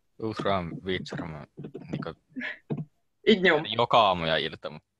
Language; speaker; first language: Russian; non-native, learner; Finnish